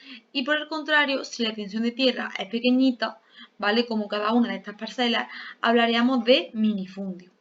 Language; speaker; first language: Spanish; native; Spanish